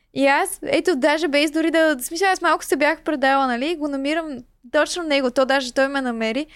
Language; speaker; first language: Bulgarian; native; Bulgarian